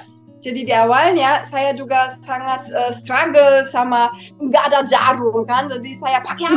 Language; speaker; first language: Indonesian; non-native, fluent; German